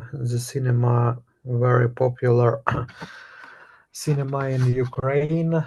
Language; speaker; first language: English; non-native, learner; Russian